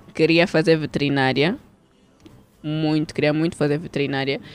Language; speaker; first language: Portuguese; early bilingual, heritage; Portuguese